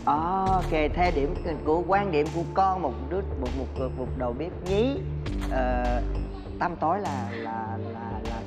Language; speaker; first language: Vietnamese; native; Vietnamese